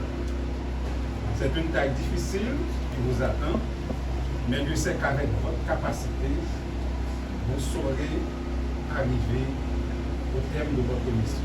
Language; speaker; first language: French; non-native, local second language; Haitian Creole